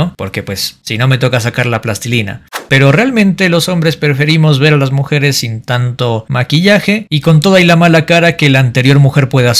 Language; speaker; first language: Spanish; native; Spanish